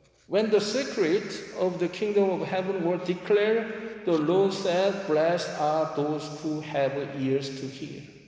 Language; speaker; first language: English; non-native, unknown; Korean